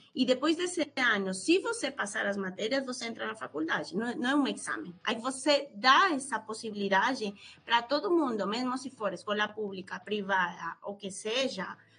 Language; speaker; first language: Portuguese; non-native, fluent; Spanish